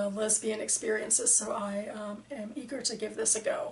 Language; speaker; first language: English; native; English